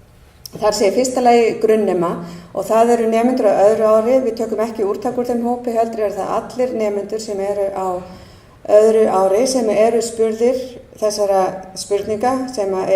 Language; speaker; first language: Icelandic; native; Icelandic